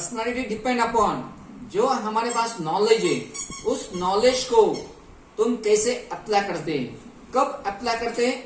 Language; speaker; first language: Hindi; non-native, local second language; Marathi